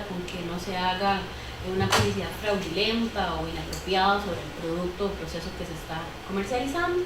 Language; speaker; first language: Spanish; native; Spanish